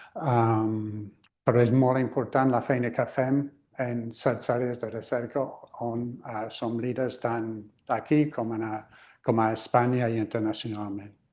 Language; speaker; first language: Catalan; non-native, fluent; English